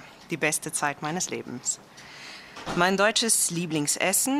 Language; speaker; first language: German; non-native, fluent; Afrikaans